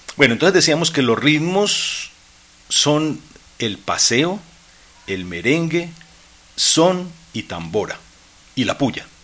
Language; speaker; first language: Spanish; native; Spanish